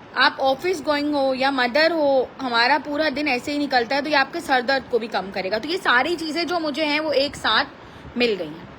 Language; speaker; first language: Hindi; native; Hindi